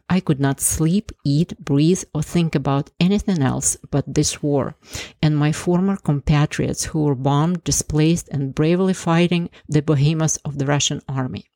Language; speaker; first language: English; non-native, fluent; Ukrainian